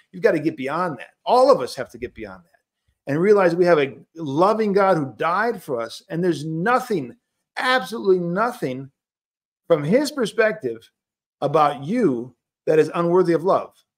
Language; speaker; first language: English; native; English